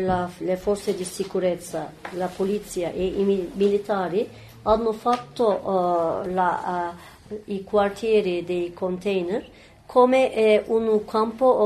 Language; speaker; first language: Italian; non-native, learner; Turkish